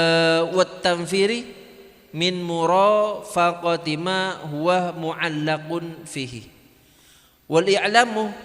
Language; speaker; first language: Arabic; non-native, fluent; Madurese